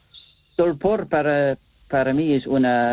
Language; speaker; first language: Spanish; non-native, learner; English